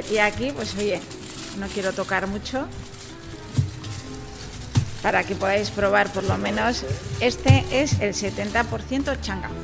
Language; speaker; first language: Spanish; native; Spanish